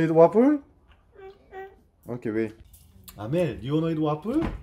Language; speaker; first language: English; non-native, learner; Korean